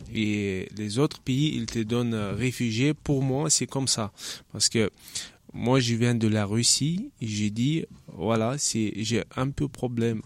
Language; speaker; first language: French; non-native, learner; Chechen